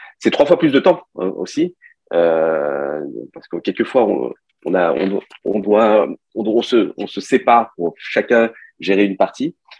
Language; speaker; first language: French; early bilingual, other home language; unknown